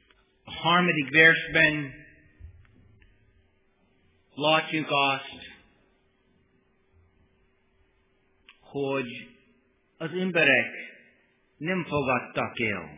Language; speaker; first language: Hungarian; non-native, learner; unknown